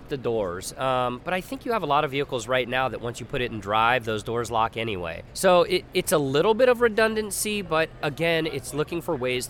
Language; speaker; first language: English; native; English